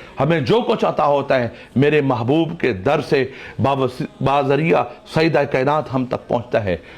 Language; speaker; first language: Urdu; non-native, local second language; Saraiki